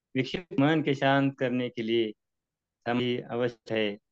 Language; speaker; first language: Hindi; non-native, local second language; Marathi